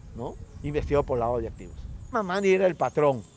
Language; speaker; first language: Spanish; non-native, local second language; Quechua